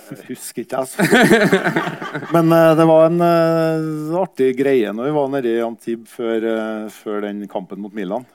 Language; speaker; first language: Norwegian; native; Norwegian